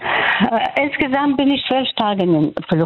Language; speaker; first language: German; non-native, fluent; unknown